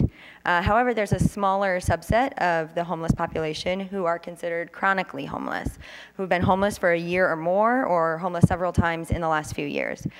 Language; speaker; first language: English; native; English